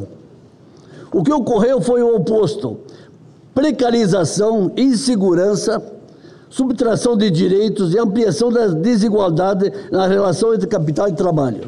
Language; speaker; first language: Portuguese; native; Portuguese